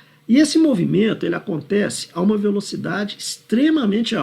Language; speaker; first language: Portuguese; native; Portuguese